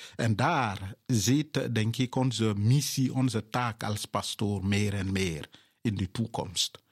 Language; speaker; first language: Dutch; non-native, fluent; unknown